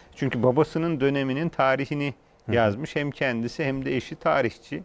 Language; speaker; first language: Turkish; native; Turkish